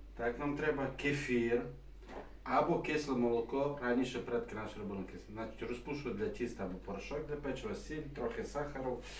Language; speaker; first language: Ukrainian; native; Ukrainian